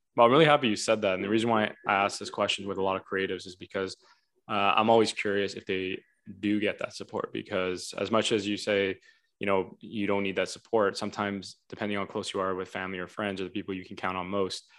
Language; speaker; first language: English; native; English